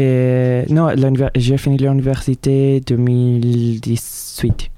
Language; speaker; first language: French; non-native, learner; Spanish